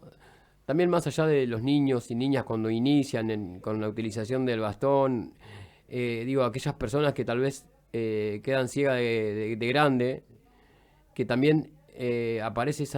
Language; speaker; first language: Spanish; native; Spanish